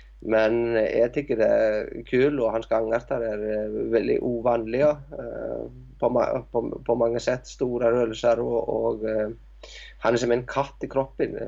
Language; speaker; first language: Swedish; non-native, learner; Icelandic